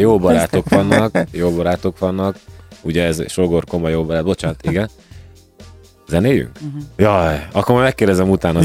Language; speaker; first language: Hungarian; native; Hungarian